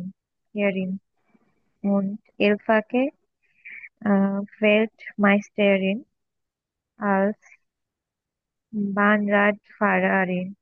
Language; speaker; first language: German; non-native, learner; Bangla